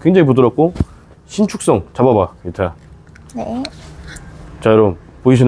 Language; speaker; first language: Korean; native; Korean